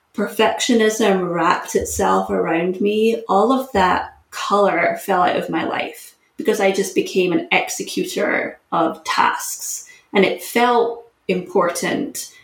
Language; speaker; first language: English; native; English